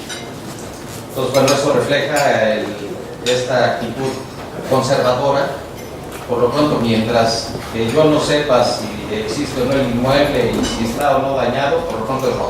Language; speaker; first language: Spanish; native; Spanish